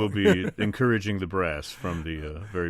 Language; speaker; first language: English; native; English